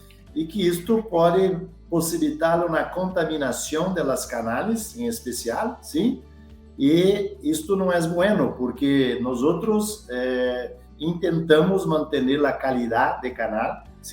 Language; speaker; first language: Spanish; non-native, learner; Portuguese